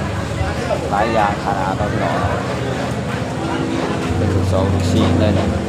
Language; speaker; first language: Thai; non-native, local second language; Northeastern Thai